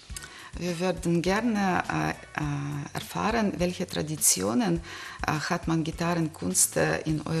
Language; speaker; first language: German; non-native, fluent; Russian